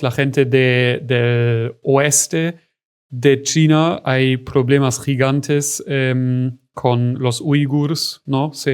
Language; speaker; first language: Spanish; non-native, fluent; German